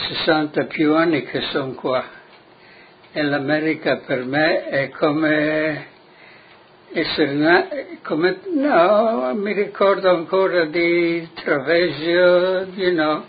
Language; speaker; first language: Italian; non-native, local second language; Friulian